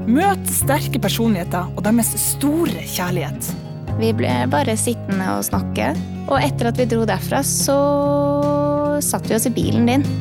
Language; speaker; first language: Norwegian; native; Norwegian